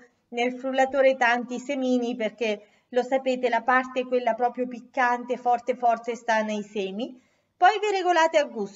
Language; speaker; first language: Italian; native; Italian